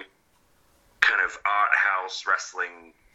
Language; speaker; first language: English; native; English